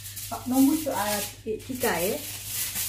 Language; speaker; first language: Spanish; non-native, learner; Indonesian